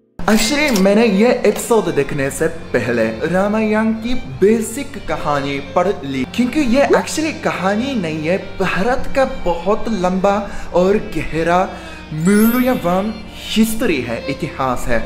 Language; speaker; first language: Hindi; non-native, fluent; Japanese